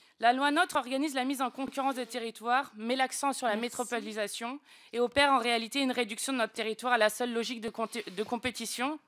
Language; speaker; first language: French; native; French